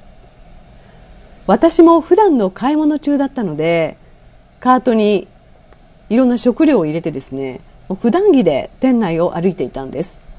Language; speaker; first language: Japanese; native; Japanese